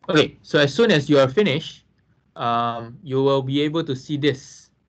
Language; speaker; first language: English; non-native, local second language; Malay